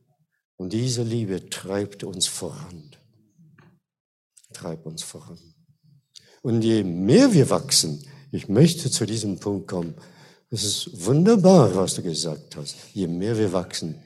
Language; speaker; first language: German; non-native, fluent; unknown